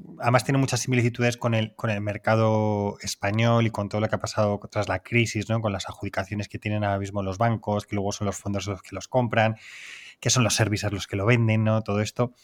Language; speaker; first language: Spanish; native; Spanish